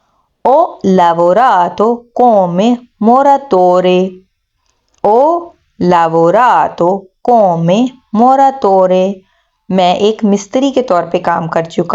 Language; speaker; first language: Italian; non-native, fluent; Urdu